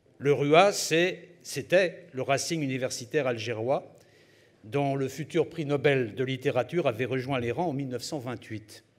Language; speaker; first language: French; native; French